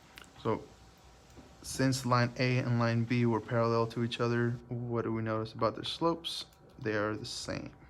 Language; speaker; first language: English; native; English